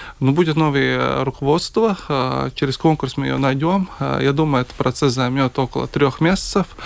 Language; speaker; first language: Russian; non-native, local second language; Latvian